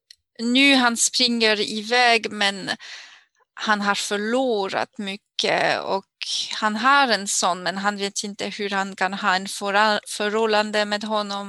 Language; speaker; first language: Swedish; non-native, fluent; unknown